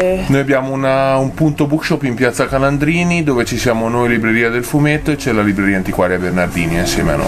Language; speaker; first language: Italian; native; Italian